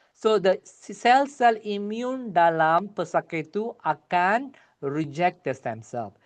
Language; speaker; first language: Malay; non-native, local second language; Tamil